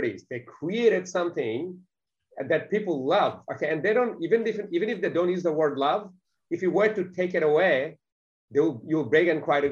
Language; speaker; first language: English; non-native, local second language; Bangla